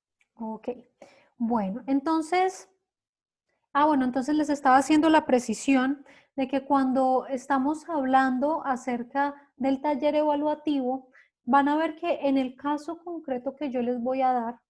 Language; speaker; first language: Spanish; native; Spanish